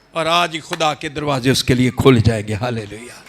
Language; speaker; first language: Urdu; non-native, local second language; Punjabi